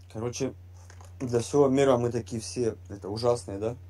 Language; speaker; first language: Russian; native; Russian